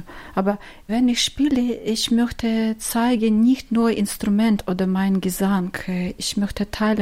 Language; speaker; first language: German; non-native, learner; Ukrainian